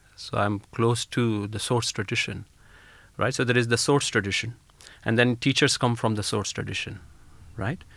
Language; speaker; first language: English; non-native, local second language; Hindi